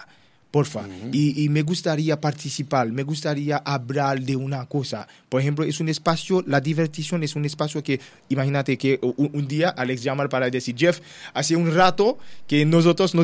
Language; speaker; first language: Spanish; non-native, learner; Haitian Creole